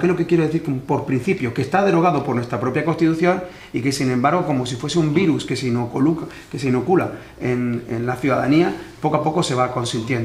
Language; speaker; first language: Spanish; native; Spanish